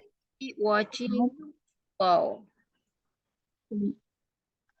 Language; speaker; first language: English; non-native, fluent; Indonesian